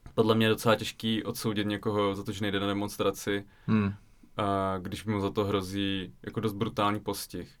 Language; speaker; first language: Czech; early bilingual, other home language; Russian